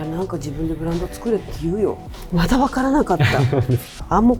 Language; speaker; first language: Japanese; native; Japanese